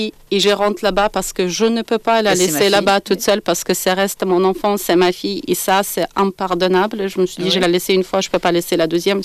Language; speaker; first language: French; non-native, fluent; Ukrainian